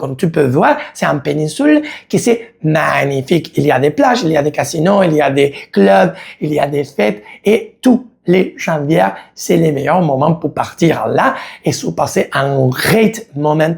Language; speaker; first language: French; non-native, learner; Spanish